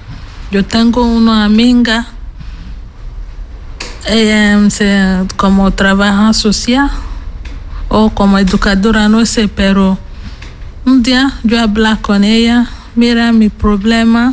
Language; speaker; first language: Spanish; non-native, learner; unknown